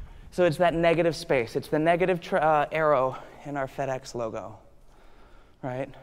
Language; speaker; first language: English; native; English